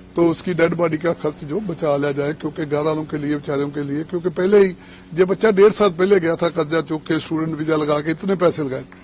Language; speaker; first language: Hindi; non-native, local second language; Punjabi